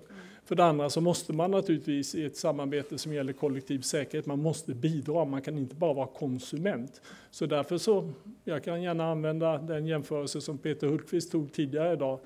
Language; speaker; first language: Swedish; native; Swedish